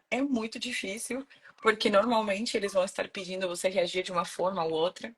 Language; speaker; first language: Portuguese; non-native, fluent; Spanish